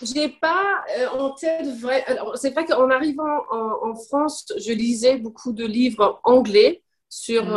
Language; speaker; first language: French; non-native, fluent; Danish